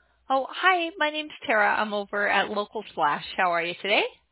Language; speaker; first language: English; native; English